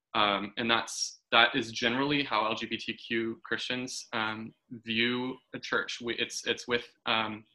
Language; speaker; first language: English; native; English